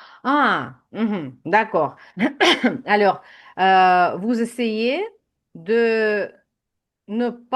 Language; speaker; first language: French; non-native, fluent; Ukrainian